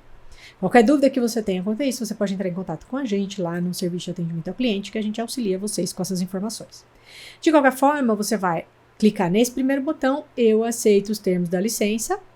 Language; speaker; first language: Portuguese; native; Portuguese